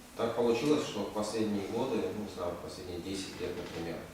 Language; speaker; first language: Russian; native; Russian